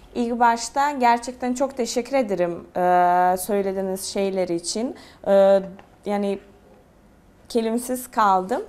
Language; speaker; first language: Turkish; non-native, fluent; Serbian